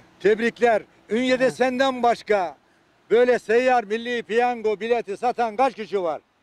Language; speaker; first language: Turkish; native; Turkish